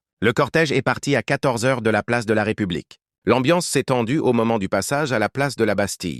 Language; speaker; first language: French; native; French